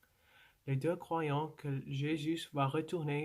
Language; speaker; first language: French; non-native, local second language; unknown